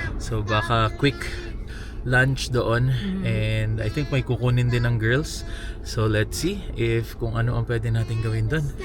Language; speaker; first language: Filipino; non-native, local second language; Hiligaynon